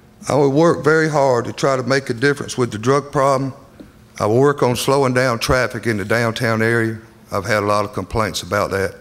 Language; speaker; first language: English; native; English